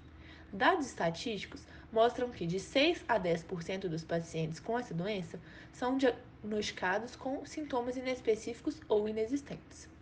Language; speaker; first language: Portuguese; native; Portuguese